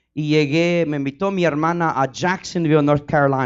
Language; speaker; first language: Spanish; early bilingual, heritage; Spanish